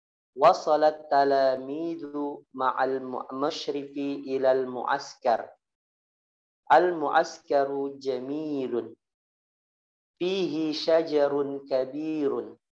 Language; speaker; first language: Arabic; non-native, fluent; Indonesian